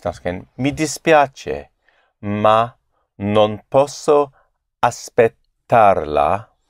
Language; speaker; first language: Italian; non-native, learner; English